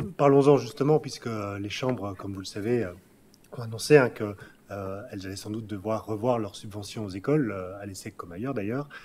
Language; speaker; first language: French; native; French